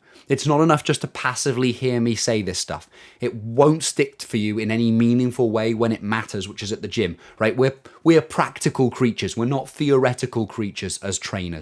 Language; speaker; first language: English; native; English